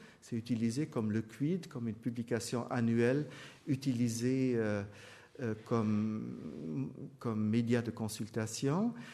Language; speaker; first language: French; non-native, fluent; German